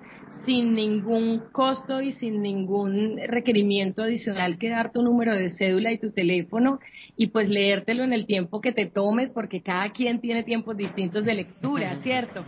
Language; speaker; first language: Spanish; native; Spanish